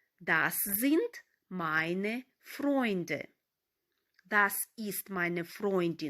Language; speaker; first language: German; non-native, fluent; Ukrainian